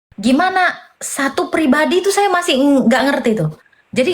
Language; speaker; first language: Indonesian; native; Indonesian